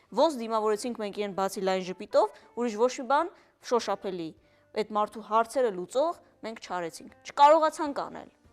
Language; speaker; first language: Armenian; early bilingual, heritage; Armenian